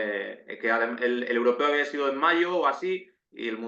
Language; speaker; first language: Spanish; native; Spanish